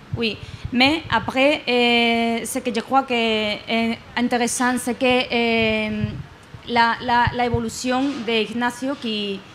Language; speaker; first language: French; non-native, learner; Spanish